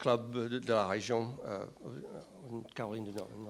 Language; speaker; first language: French; non-native, fluent; English